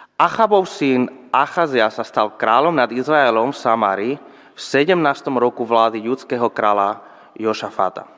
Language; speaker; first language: Slovak; non-native, fluent; Spanish